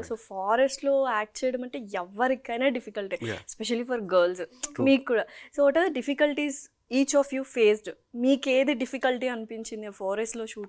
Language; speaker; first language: Telugu; native; Telugu